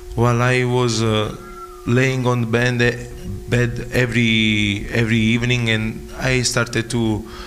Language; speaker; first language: English; non-native, fluent; Italian